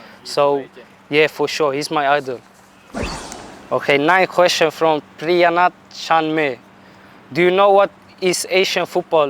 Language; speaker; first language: English; non-native, fluent; Swedish